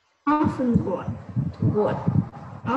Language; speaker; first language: English; non-native, learner; Vietnamese